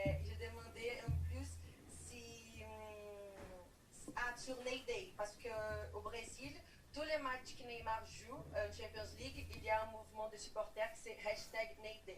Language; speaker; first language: French; non-native, fluent; Portuguese